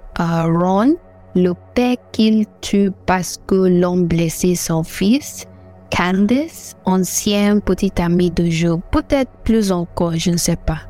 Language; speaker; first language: French; non-native, learner; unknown